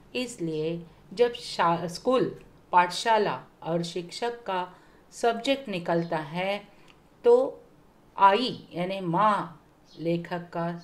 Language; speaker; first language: Hindi; non-native, local second language; Marathi